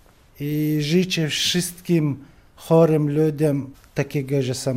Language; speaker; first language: Polish; non-native, learner; Chechen